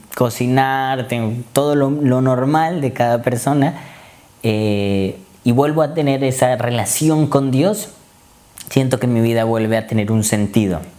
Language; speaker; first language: Spanish; native; Spanish